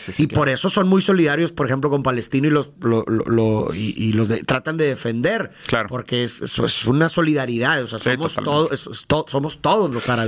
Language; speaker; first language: Spanish; native; Spanish